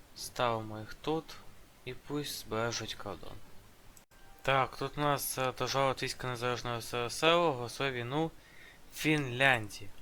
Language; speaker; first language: Ukrainian; non-native, local second language; Russian